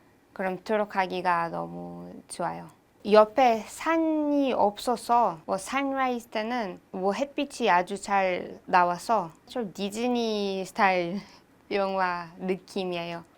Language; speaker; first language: Korean; non-native, learner; Hebrew